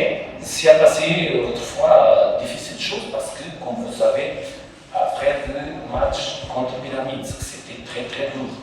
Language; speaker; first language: French; non-native, fluent; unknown